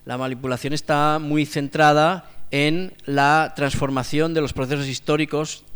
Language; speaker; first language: Spanish; non-native, local second language; Catalan